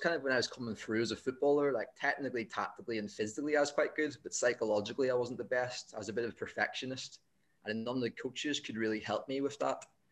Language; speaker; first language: English; native; English